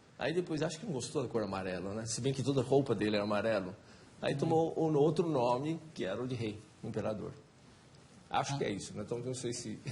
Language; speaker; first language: Portuguese; non-native, fluent; Chinese